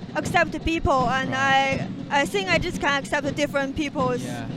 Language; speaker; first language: English; non-native, fluent; Chinese